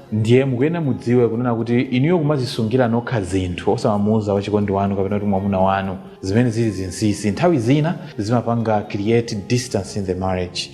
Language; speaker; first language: Nyanja; native; Nyanja